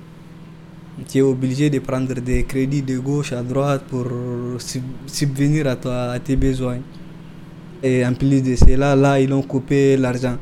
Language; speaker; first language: French; non-native, fluent; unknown